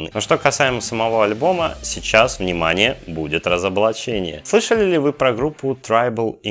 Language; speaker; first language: Russian; native; Russian